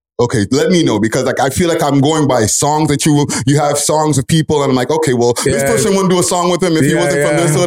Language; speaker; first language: English; native; English